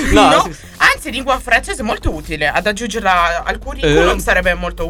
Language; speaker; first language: Italian; native; Italian